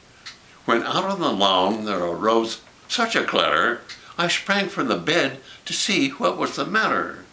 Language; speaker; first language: English; native; English